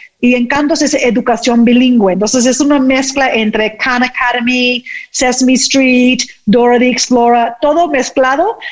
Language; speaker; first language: Spanish; non-native, fluent; English